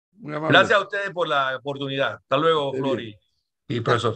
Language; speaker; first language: Spanish; native; Spanish